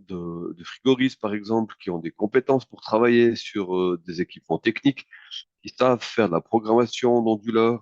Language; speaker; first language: French; native; French